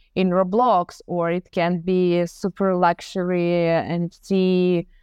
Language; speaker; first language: English; non-native, fluent; Ukrainian